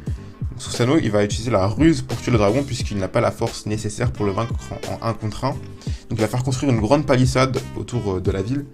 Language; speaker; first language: French; native; French